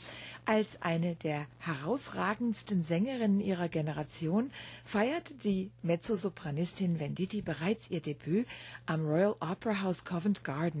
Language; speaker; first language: German; native; German